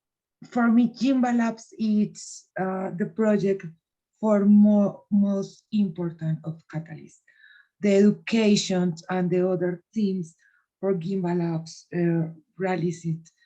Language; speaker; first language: English; non-native, learner; Spanish